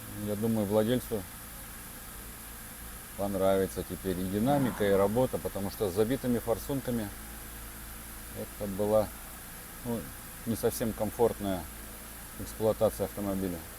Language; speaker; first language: Russian; native; Russian